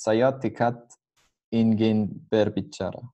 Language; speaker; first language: Indonesian; non-native, learner; French